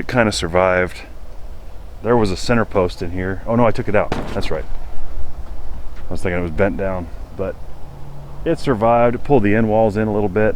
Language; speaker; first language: English; native; English